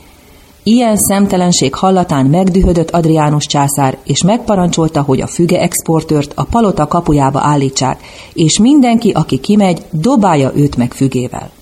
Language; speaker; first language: Hungarian; native; Hungarian